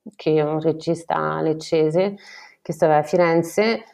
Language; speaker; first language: Italian; non-native, fluent; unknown